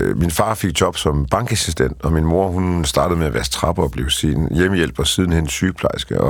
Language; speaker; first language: Danish; early bilingual, other home language; Polish